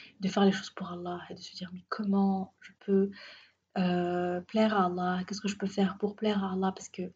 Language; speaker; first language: French; native; French